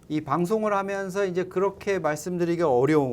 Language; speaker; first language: Korean; native; Korean